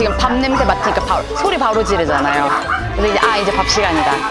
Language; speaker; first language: Korean; native; Korean